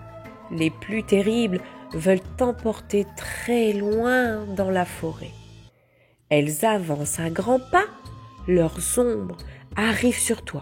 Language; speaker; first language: French; native; French